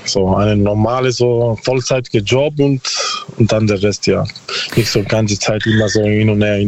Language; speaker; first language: German; non-native, learner; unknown